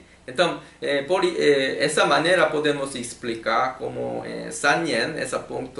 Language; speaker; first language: Portuguese; non-native, learner; Korean